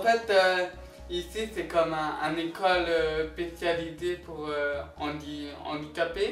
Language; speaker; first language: French; native; French